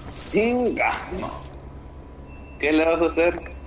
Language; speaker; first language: Spanish; early bilingual, heritage; Spanish